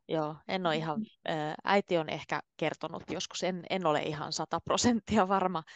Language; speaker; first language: Finnish; native; Finnish